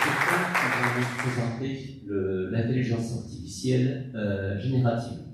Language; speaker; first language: French; non-native, fluent; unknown